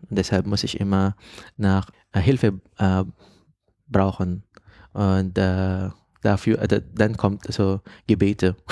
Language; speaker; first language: German; non-native, fluent; Filipino